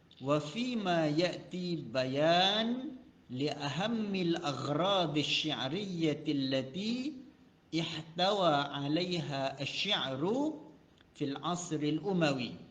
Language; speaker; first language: Arabic; non-native, fluent; Malay